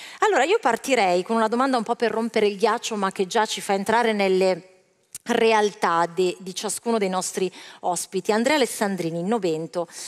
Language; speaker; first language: Italian; native; Italian